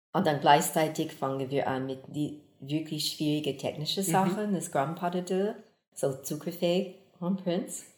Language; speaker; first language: German; non-native, fluent; English